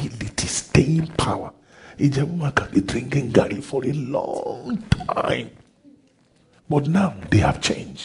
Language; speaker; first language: English; non-native, local second language; Yoruba